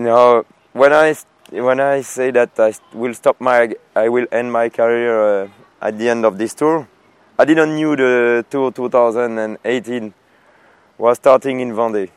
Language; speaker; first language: English; non-native, fluent; French